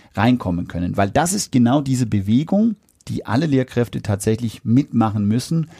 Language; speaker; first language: German; non-native, fluent; Danish